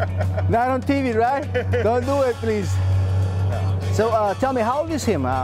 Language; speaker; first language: English; non-native, fluent; Spanish